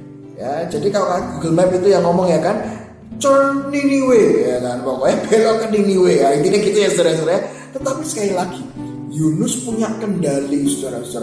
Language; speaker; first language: Indonesian; native; Indonesian